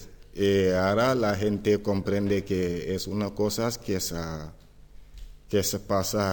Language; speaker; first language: Spanish; non-native, learner; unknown